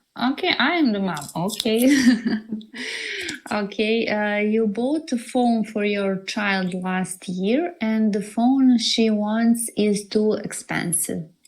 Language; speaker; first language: English; non-native, learner; Serbian